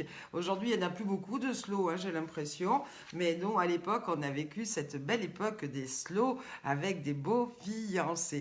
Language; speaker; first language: French; native; French